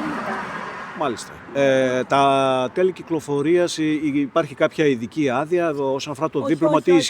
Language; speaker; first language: Greek; native; Greek